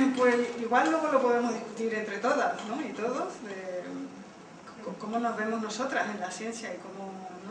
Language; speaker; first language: Spanish; early bilingual, heritage; Spanish